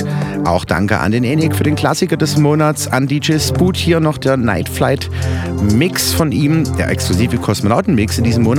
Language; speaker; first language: German; native; German